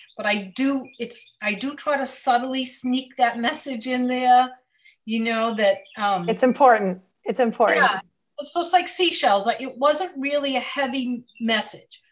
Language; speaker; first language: English; native; English